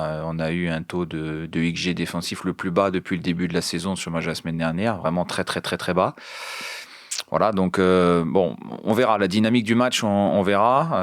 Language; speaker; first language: French; native; French